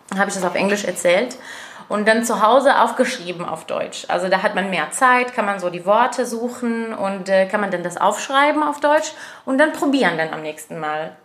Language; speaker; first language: German; non-native, fluent; Arabic